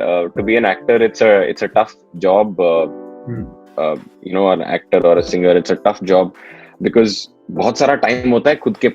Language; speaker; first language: Hindi; native; Hindi